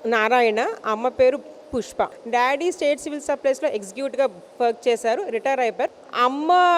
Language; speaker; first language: Telugu; native; Telugu